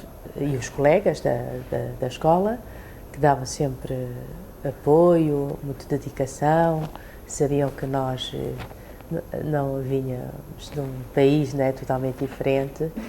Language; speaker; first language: Portuguese; early bilingual, other home language; Chinese